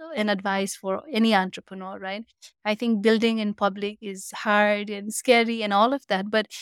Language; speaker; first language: English; non-native, local second language; Nepali